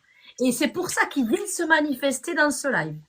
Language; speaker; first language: French; native; French